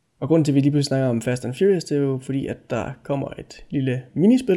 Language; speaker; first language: Danish; native; Danish